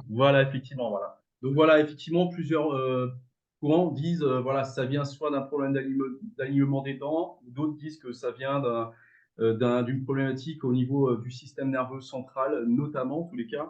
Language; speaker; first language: French; native; French